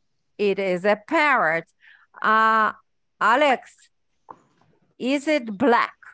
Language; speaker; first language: English; non-native, fluent; Ukrainian